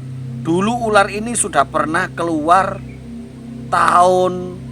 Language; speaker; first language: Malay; non-native, local second language; Javanese